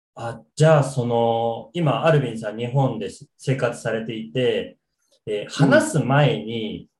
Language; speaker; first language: Japanese; non-native, fluent; Swedish